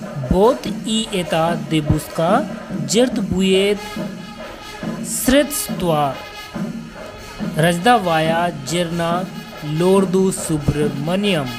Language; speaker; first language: Russian; non-native, learner; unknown